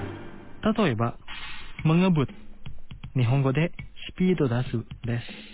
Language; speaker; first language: Japanese; non-native, fluent; Indonesian